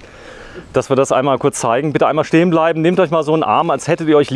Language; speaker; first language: German; native; German